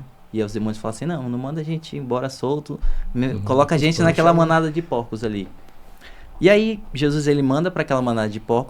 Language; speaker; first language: Portuguese; native; Portuguese